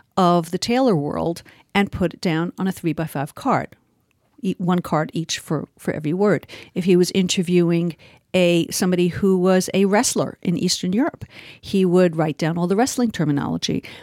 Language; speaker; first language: English; early bilingual, other home language; Yiddish